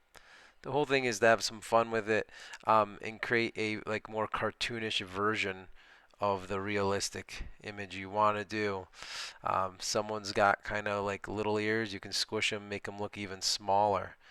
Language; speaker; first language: English; native; English